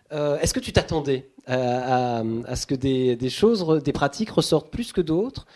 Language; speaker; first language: French; native; French